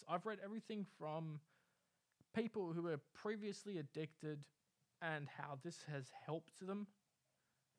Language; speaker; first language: English; native; English